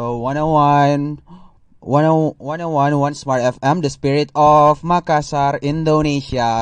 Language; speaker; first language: English; non-native, fluent; Indonesian